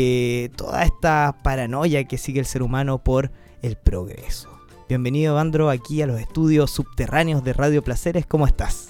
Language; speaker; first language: Spanish; native; Spanish